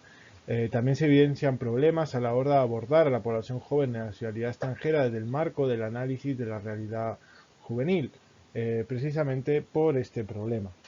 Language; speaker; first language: Spanish; native; Spanish